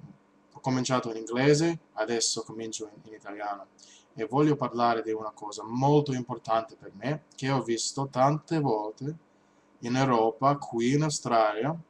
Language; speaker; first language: Italian; non-native, learner; English